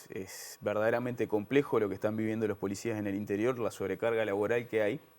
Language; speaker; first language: Spanish; native; Spanish